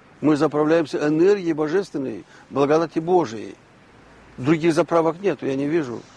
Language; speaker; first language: Russian; non-native, local second language; Romanian